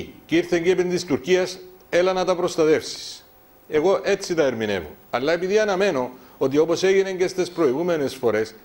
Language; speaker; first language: Greek; native; Greek